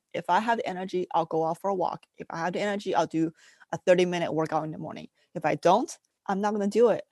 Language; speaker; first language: English; early bilingual, other home language; Chinese